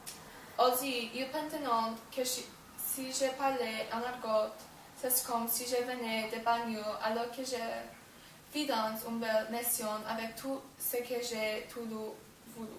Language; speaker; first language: French; non-native, learner; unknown